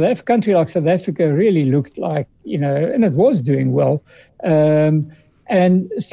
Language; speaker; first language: English; early bilingual, other home language; Dutch